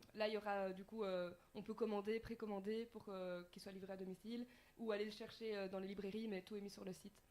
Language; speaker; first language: French; native; French